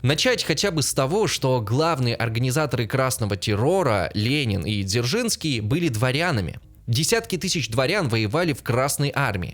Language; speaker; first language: Russian; native; Russian